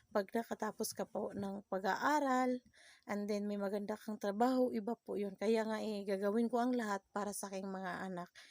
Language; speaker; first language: Filipino; non-native, local second language; Cebuano